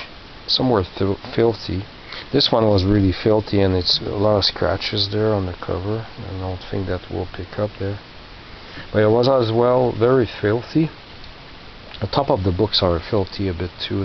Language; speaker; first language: English; non-native, local second language; French